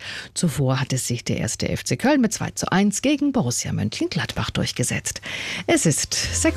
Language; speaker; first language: German; native; German